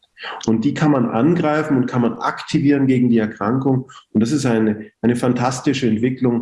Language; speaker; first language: German; native; German